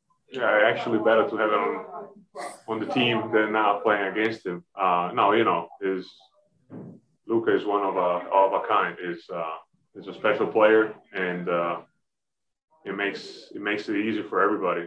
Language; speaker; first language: English; non-native, fluent; Italian